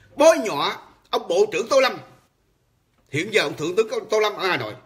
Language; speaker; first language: Vietnamese; native; Vietnamese